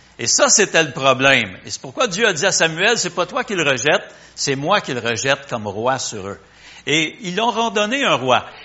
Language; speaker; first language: French; native; French